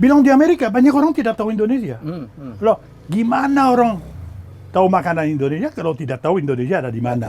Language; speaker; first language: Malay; non-native, fluent; French